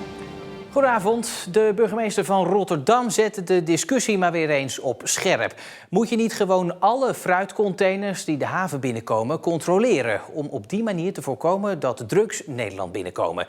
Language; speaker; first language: Dutch; native; Dutch